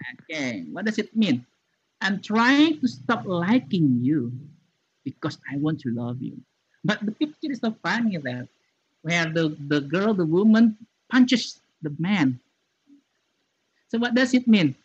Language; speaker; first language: English; non-native, fluent; Indonesian